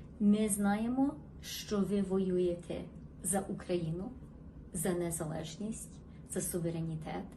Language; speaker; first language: Ukrainian; early bilingual, heritage; Ukrainian